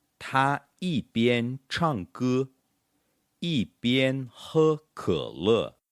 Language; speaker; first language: Chinese; non-native, fluent; Portuguese